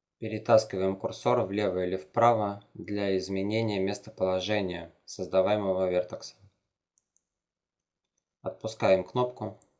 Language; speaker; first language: Russian; native; Russian